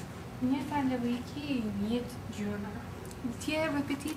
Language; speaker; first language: Russian; non-native, learner; English